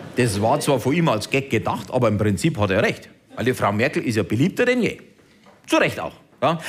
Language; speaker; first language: German; early bilingual, other home language; Turkish